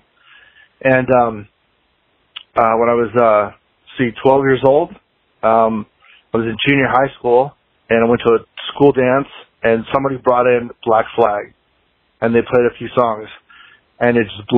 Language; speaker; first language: English; native; English